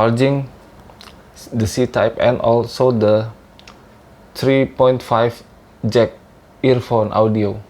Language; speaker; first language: English; non-native, learner; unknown